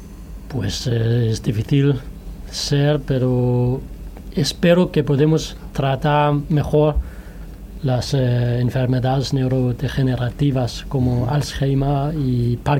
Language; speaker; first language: Spanish; non-native, fluent; Danish